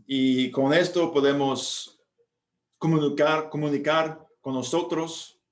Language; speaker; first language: Spanish; non-native, fluent; English